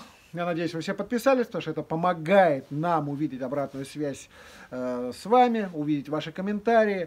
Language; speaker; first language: Russian; native; Russian